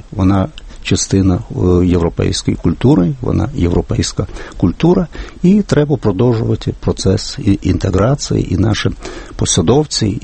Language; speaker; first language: Ukrainian; non-native, fluent; Lithuanian